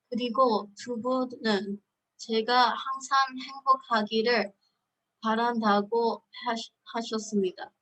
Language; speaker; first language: Korean; early bilingual, heritage; Korean